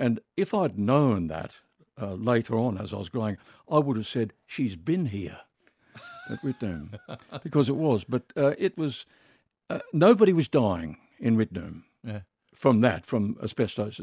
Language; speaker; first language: English; native; English